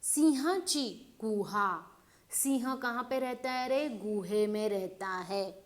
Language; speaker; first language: Hindi; non-native, local second language; Marathi